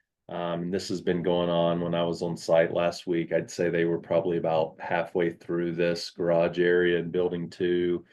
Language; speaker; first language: English; native; English